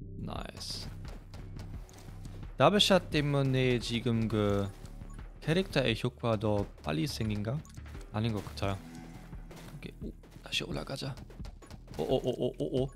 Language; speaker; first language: Korean; non-native, fluent; German